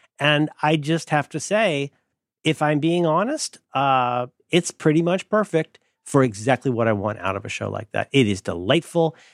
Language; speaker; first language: English; native; English